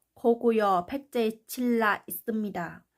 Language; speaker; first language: Korean; non-native, learner; Thai